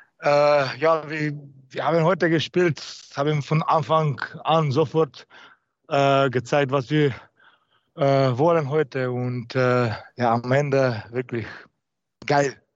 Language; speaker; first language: German; non-native, learner; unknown